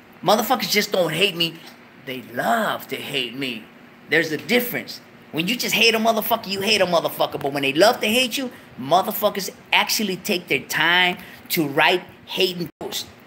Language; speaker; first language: English; early bilingual, other home language; Spanish